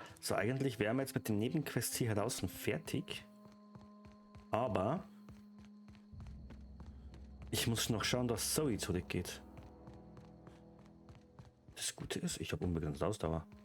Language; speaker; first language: German; native; German